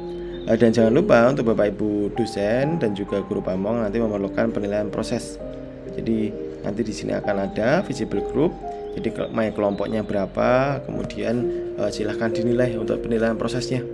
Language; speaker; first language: Indonesian; native; Indonesian